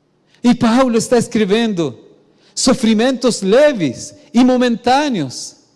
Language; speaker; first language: Portuguese; non-native, fluent; Spanish